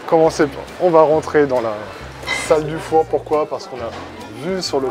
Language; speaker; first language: French; native; French